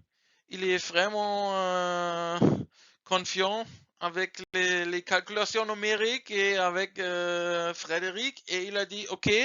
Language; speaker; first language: French; non-native, learner; German